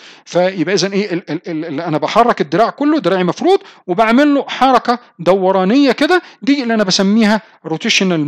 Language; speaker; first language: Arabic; native; Arabic